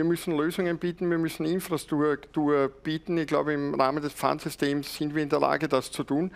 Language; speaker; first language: German; native; German